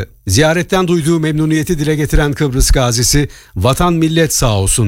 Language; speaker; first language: Turkish; native; Turkish